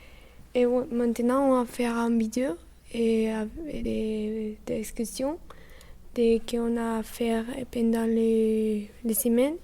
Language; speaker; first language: French; non-native, learner; Spanish